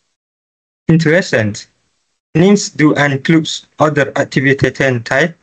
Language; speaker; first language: German; non-native, learner; Malay